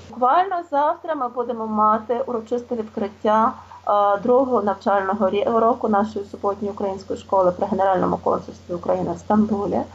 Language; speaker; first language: Ukrainian; native; Ukrainian